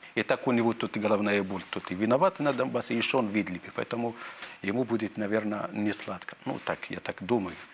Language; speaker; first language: Russian; non-native, fluent; Arabic